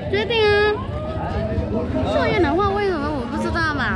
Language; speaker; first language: Chinese; non-native, learner; Vietnamese